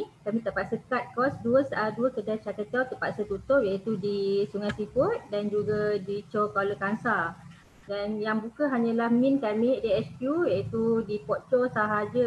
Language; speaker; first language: Malay; native; Malay